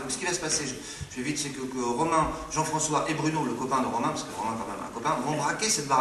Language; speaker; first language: French; native; French